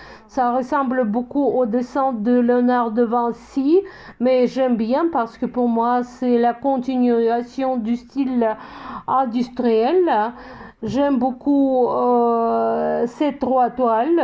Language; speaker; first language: French; non-native, fluent; Russian